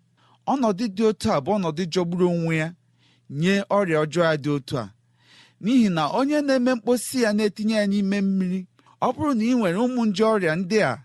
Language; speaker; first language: Igbo; native; Igbo